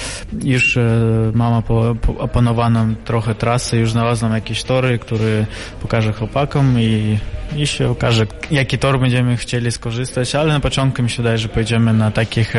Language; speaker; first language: Polish; non-native, fluent; Russian